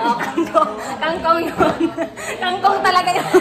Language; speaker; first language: Filipino; non-native, local second language; Cebuano